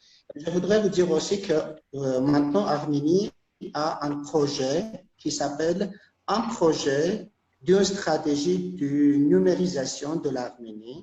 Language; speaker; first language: French; non-native, fluent; Armenian